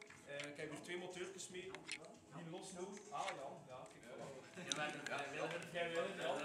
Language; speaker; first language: Dutch; native; Dutch